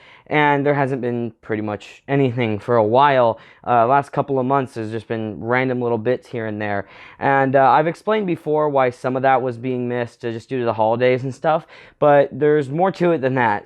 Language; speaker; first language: English; native; English